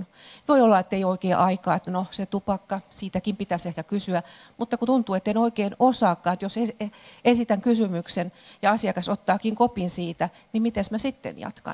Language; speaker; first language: Finnish; native; Finnish